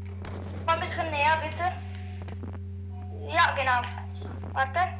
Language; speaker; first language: German; non-native, fluent; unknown